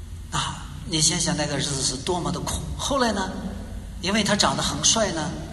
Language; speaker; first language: Chinese; native; Chinese